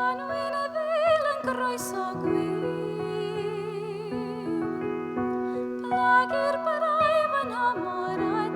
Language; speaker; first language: Welsh; native; Welsh